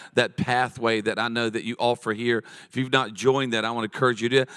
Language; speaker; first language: English; native; English